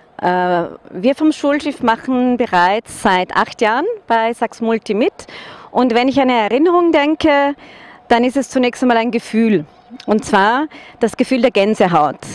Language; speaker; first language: German; native; German